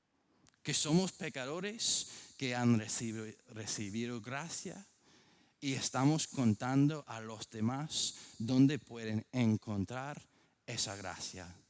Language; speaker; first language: Spanish; non-native, fluent; English